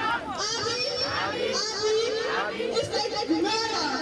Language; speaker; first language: German; non-native, learner; Oromo